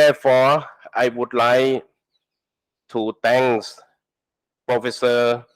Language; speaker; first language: English; non-native, learner; Thai